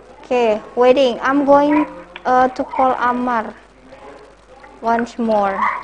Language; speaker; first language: English; non-native, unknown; Indonesian